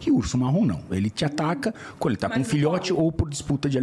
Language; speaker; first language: Portuguese; native; Portuguese